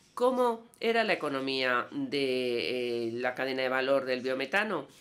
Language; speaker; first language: Spanish; non-native, fluent; Danish